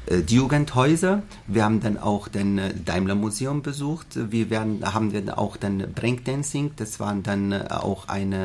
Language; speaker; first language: German; non-native, fluent; Arabic